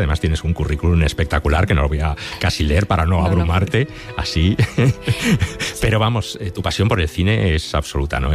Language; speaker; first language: Spanish; native; Spanish